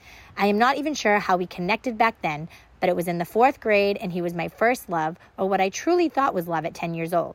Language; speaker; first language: English; native; English